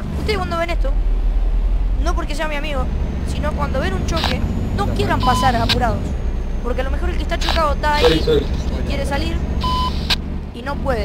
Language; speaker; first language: Spanish; native; Spanish